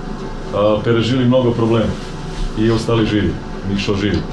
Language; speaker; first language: Russian; non-native, fluent; Serbian